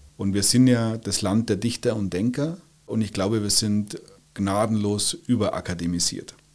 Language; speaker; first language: German; native; German